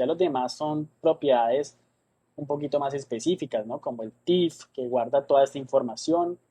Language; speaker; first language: Spanish; native; Spanish